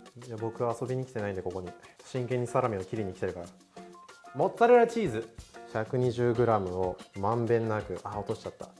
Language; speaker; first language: Japanese; non-native, fluent; Filipino